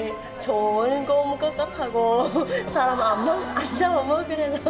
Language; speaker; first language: Korean; non-native, learner; Vietnamese